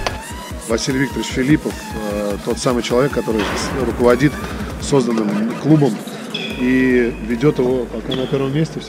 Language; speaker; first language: Russian; native; Russian